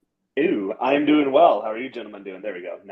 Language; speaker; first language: English; native; English